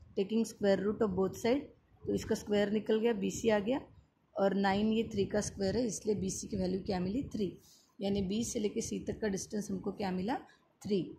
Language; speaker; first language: Hindi; non-native, local second language; Marathi